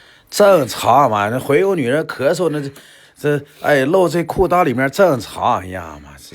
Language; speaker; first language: Chinese; native; Chinese